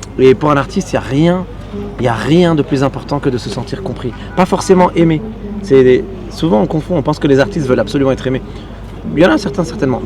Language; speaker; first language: French; early bilingual, other home language; Arabic